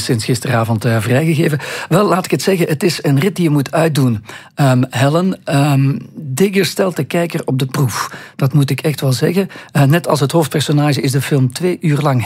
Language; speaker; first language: Dutch; native; Dutch